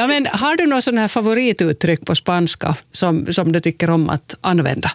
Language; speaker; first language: Swedish; native; Swedish